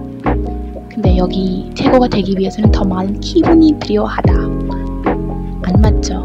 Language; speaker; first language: Korean; non-native, learner; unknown